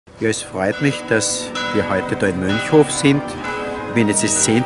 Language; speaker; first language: German; native; German